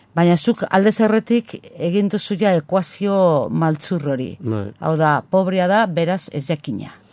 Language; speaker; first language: Basque; non-native, local second language; Spanish